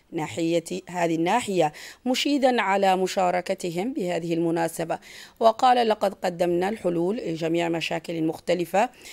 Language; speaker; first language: Arabic; non-native, local second language; Somali